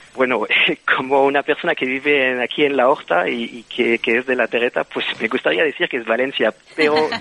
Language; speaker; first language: Spanish; non-native, fluent; French